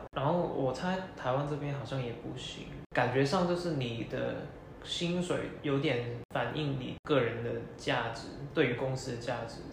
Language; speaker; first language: Chinese; non-native, local second language; Cantonese